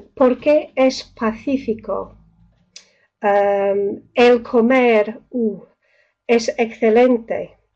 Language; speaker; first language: Spanish; non-native, fluent; English